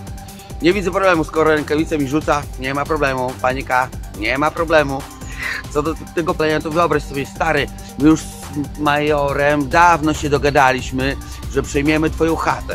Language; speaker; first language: Polish; native; Polish